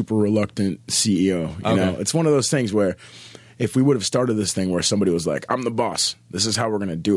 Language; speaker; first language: English; native; English